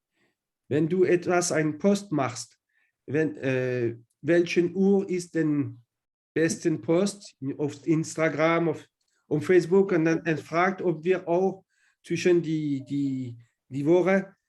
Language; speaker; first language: German; non-native, learner; French